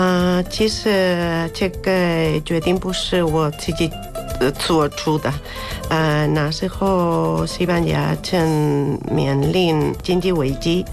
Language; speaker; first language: Chinese; non-native, learner; Spanish